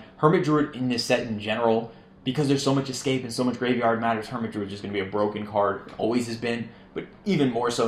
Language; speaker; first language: English; native; English